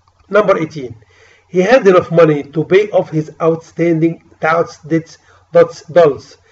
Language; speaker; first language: English; non-native, fluent; Arabic